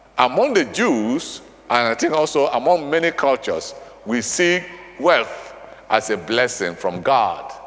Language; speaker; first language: English; non-native, local second language; Igbo